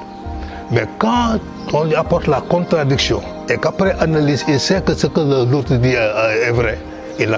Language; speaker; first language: French; non-native, local second language; Wolof